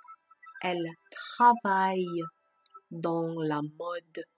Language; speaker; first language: French; non-native, fluent; Persian